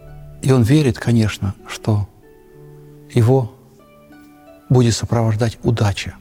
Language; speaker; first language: Russian; native; Russian